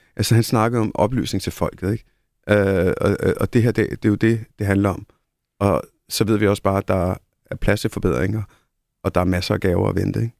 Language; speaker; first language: Danish; early bilingual, other home language; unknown